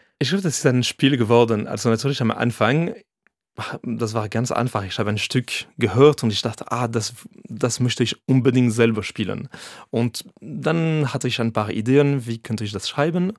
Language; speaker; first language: German; non-native, fluent; French